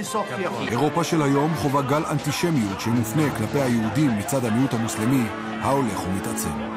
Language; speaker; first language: Hebrew; native; Hebrew